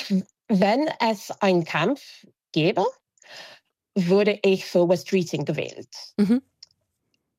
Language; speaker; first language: German; non-native, fluent; English